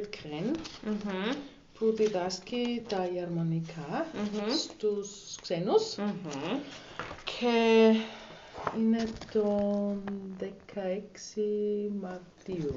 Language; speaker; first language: Greek; non-native, learner; German